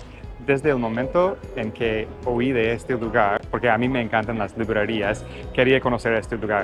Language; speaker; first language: Spanish; non-native, fluent; English